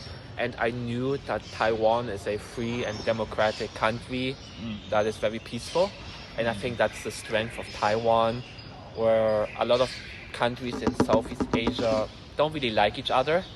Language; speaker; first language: English; non-native, fluent; German